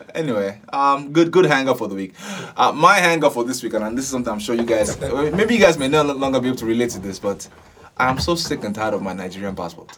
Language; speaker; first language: English; non-native, local second language; Yoruba